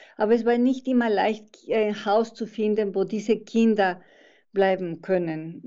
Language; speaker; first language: German; non-native, fluent; Spanish